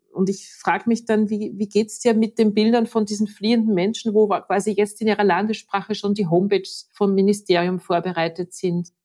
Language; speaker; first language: German; native; German